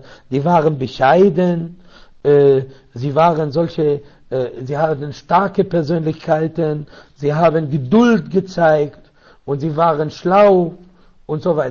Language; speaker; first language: German; non-native, learner; Arabic